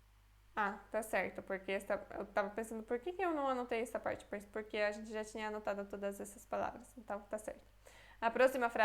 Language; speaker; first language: Portuguese; non-native, fluent; Polish